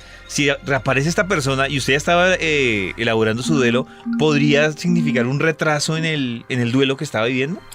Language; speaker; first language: Spanish; native; Spanish